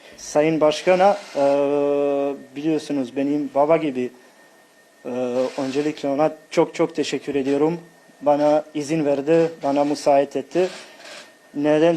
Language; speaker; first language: Turkish; non-native, fluent; Bosnian